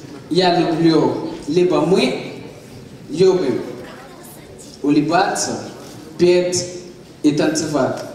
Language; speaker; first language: Russian; non-native, learner; Portuguese